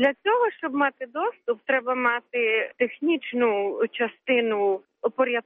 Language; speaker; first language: Ukrainian; early bilingual, heritage; Ukrainian